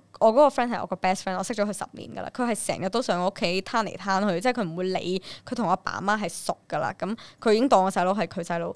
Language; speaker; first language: Cantonese; early bilingual, other home language; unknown